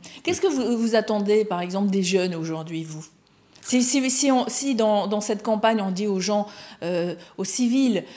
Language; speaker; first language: French; native; French